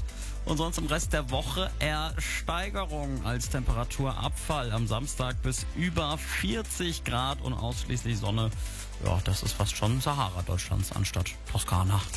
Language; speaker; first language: German; native; German